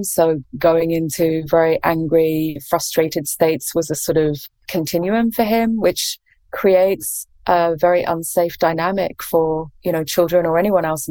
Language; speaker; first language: English; native; English